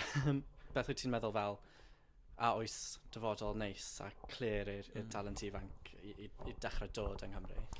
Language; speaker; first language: Welsh; non-native, fluent; English